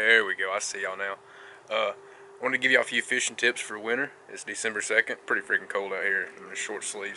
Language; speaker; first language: English; native; English